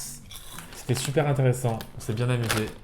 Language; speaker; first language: French; native; French